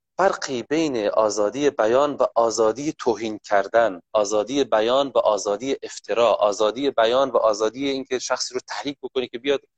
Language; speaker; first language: Persian; native; Persian